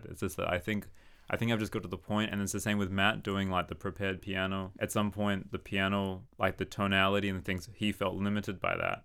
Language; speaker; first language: English; native; English